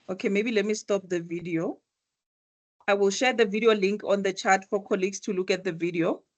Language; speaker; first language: English; non-native, local second language; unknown